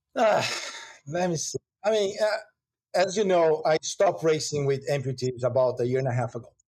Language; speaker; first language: English; non-native, fluent; Portuguese